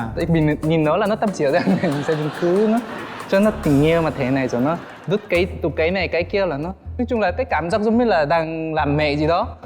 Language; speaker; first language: Vietnamese; non-native, fluent; Korean